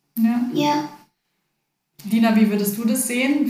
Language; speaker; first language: German; native; German